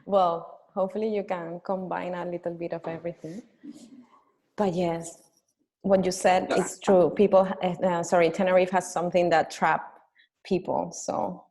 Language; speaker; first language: English; non-native, fluent; Spanish